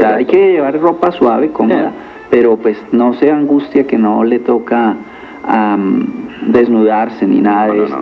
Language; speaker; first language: Spanish; native; Spanish